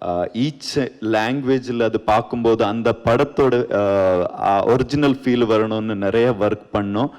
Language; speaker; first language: Tamil; non-native, learner; Kannada